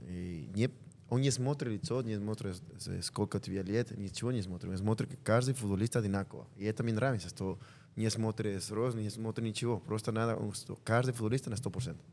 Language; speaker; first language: Russian; non-native, learner; Spanish